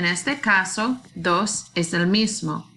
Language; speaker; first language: Spanish; non-native, learner; English